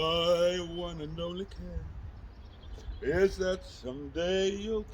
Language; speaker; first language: English; native; English